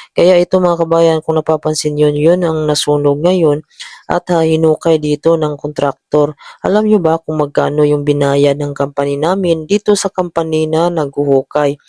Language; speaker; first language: Filipino; native; Filipino